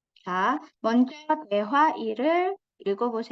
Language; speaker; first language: Korean; non-native, fluent; Indonesian